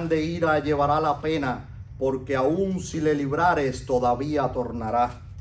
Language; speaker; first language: Spanish; native; Spanish